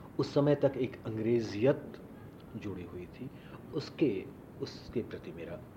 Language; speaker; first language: Hindi; non-native, local second language; Marwari